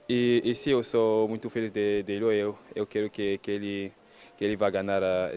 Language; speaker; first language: Portuguese; early bilingual, heritage; French